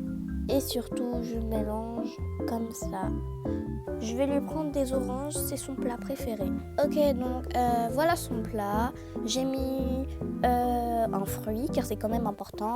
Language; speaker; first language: French; native; French